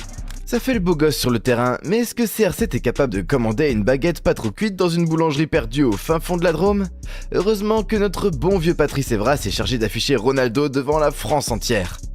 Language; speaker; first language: French; native; French